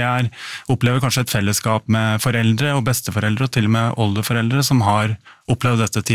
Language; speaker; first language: Norwegian; native; Norwegian